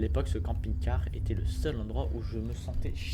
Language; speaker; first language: French; native; French